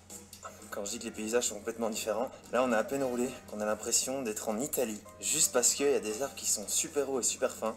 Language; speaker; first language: French; native; French